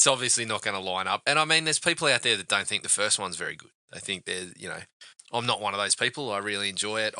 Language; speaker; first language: English; native; English